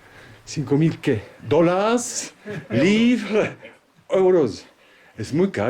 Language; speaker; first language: Spanish; non-native, learner; French